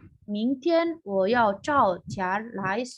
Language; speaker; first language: Chinese; non-native, fluent; Indonesian